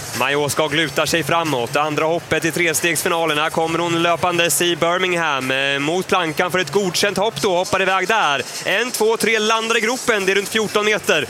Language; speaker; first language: Swedish; native; Swedish